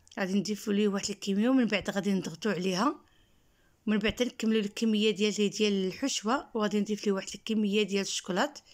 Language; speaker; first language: Arabic; native; Arabic